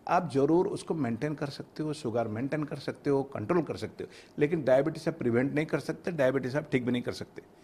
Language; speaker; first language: Hindi; non-native, local second language; Odia